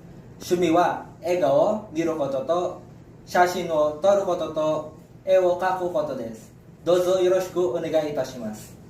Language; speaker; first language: Japanese; non-native, learner; Filipino